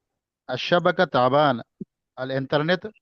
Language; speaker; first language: Arabic; non-native, learner; Urdu